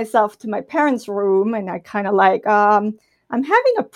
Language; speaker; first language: English; non-native, fluent; German